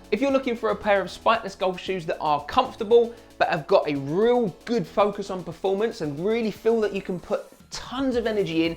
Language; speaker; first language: English; native; English